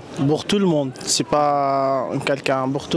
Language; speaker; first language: French; non-native, learner; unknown